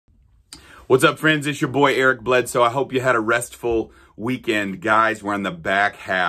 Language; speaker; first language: English; native; English